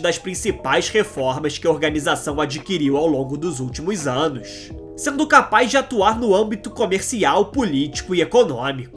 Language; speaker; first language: Portuguese; native; Portuguese